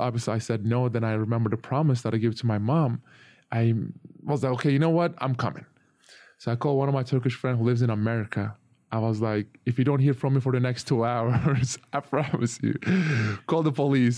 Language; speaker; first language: English; non-native, fluent; Turkish